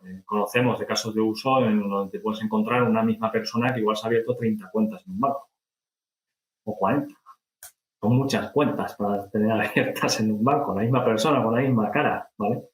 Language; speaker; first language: Spanish; native; Spanish